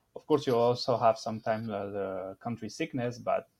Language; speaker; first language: English; non-native, fluent; French